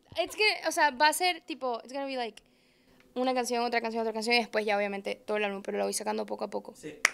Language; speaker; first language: Spanish; native; Spanish